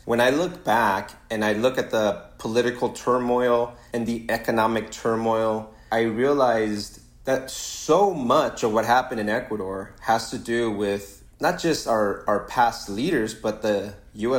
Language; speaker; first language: English; early bilingual, other home language; Spanish